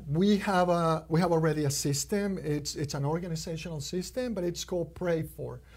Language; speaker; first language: English; non-native, fluent; Spanish